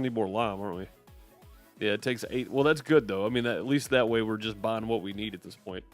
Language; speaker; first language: English; native; English